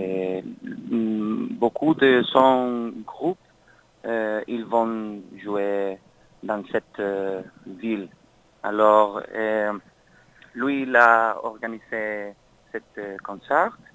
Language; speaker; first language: French; non-native, learner; Spanish